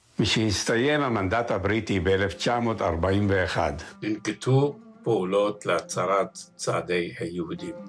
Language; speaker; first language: Hebrew; early bilingual, other home language; Arabic